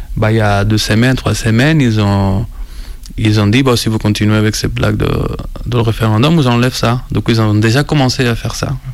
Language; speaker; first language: French; non-native, fluent; Spanish